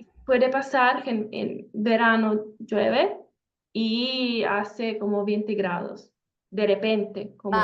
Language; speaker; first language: Spanish; non-native, fluent; Italian